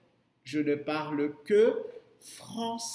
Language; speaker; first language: French; non-native, fluent; Portuguese